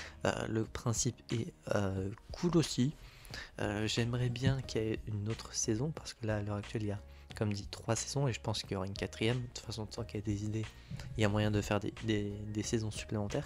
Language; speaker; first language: French; native; French